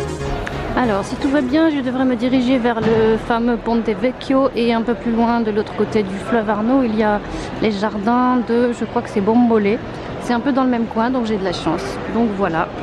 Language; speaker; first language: French; native; French